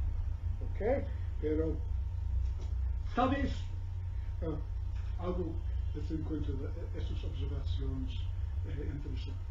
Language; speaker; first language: Spanish; non-native, learner; English